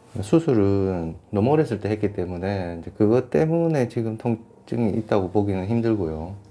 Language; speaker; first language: Korean; native; Korean